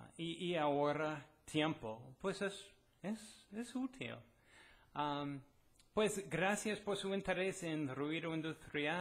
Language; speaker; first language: Spanish; non-native, fluent; English